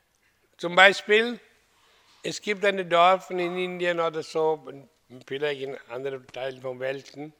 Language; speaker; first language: German; non-native, learner; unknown